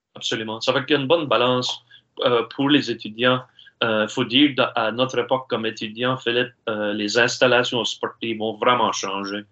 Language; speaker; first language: French; native; French